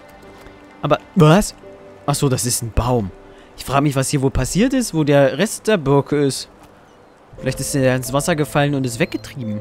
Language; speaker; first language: German; native; German